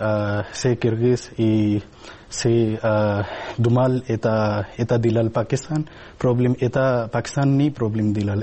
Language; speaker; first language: Russian; non-native, learner; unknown